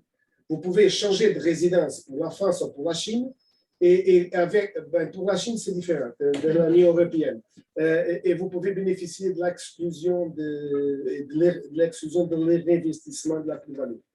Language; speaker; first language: French; non-native, fluent; Portuguese